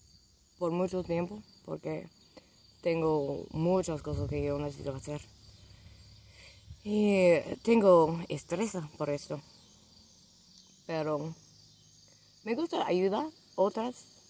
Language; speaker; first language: Spanish; non-native, learner; English